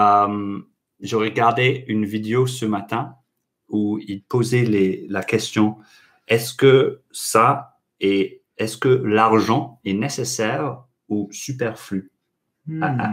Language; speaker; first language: French; non-native, fluent; English